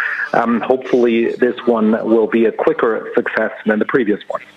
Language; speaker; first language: English; non-native, fluent; German